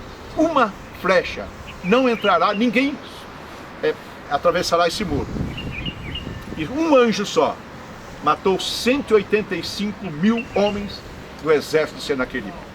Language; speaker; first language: Portuguese; native; Portuguese